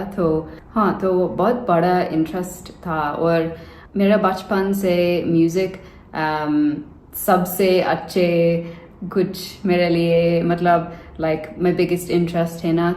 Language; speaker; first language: Hindi; non-native, learner; English